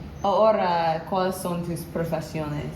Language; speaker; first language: Spanish; non-native, learner; English